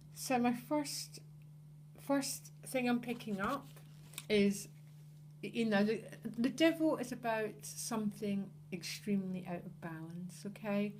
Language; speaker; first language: English; native; English